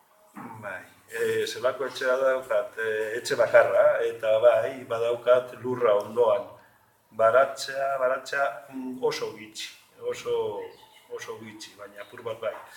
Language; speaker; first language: Basque; non-native, local second language; Spanish